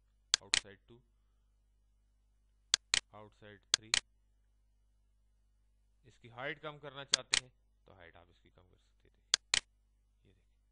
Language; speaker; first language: Urdu; native; Urdu